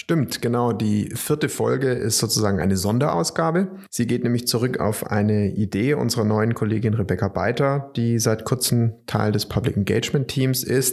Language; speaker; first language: German; native; German